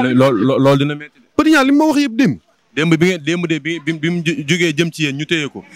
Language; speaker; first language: Wolof; native; Wolof